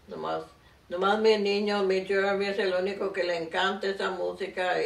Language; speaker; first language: Spanish; early bilingual, heritage; Spanish